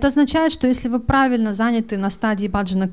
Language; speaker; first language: Russian; native; Russian